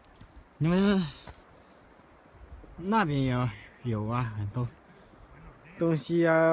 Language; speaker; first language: Chinese; non-native, learner; Tibetan